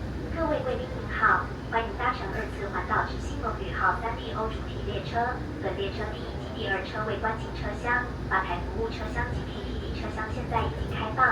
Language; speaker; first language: Chinese; native; Chinese